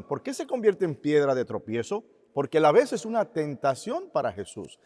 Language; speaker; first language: Spanish; native; Spanish